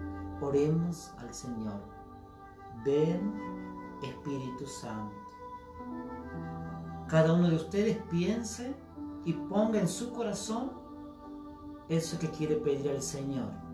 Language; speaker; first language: Spanish; native; Spanish